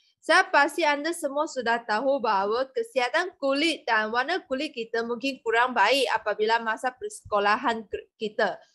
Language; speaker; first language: Malay; non-native, local second language; Chinese